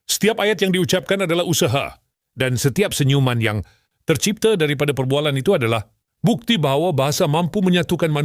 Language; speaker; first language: Malay; native; Malay